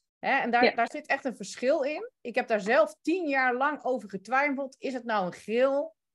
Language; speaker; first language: Dutch; early bilingual, other home language; Turkish